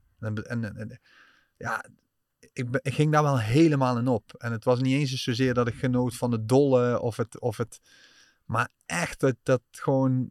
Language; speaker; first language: Dutch; native; Dutch